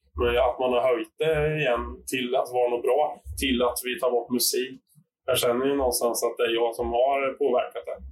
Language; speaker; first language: Swedish; native; Swedish